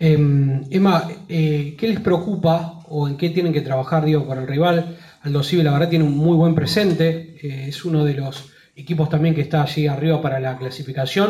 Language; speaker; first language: Spanish; native; Spanish